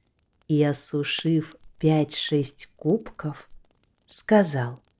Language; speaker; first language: Russian; native; Russian